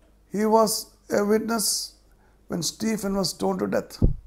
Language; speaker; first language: English; non-native, local second language; Malayalam